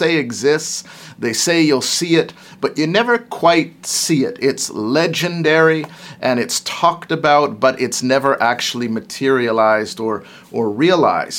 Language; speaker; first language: English; native; English